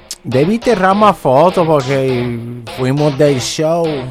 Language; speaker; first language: Spanish; native; Spanish